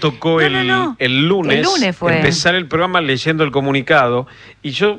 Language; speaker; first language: Spanish; native; Spanish